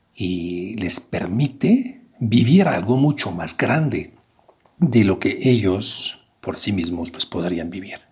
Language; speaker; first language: Spanish; non-native, fluent; French